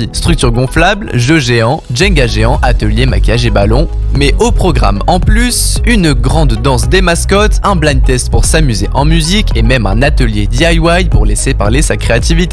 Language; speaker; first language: French; native; French